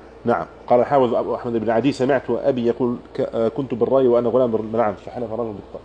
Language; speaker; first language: Arabic; non-native, fluent; German